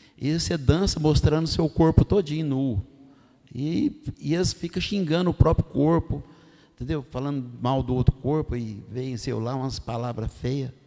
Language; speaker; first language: Portuguese; non-native, fluent; Arabic